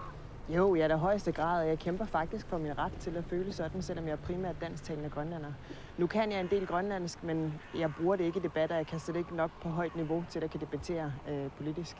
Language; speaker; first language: Danish; native; Danish